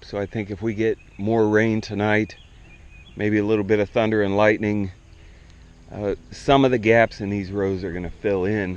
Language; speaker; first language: English; native; English